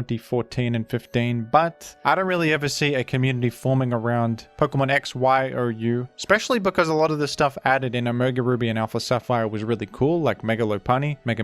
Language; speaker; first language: English; native; English